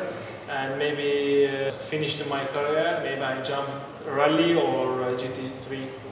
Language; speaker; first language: English; non-native, learner; Turkish